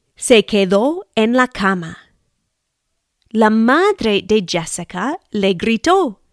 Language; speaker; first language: Spanish; non-native, fluent; English